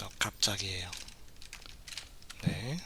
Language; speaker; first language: Korean; non-native, learner; English